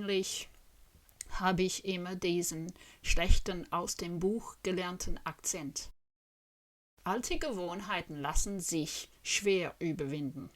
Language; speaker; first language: German; non-native, fluent; English